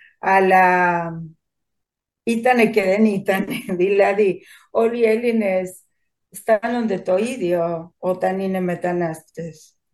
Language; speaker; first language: Greek; early bilingual, heritage; Spanish